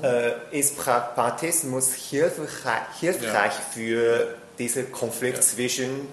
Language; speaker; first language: German; non-native, fluent; Chinese